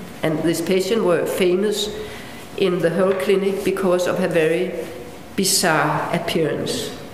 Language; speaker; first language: English; non-native, fluent; Danish